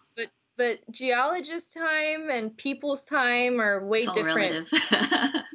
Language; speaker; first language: English; native; English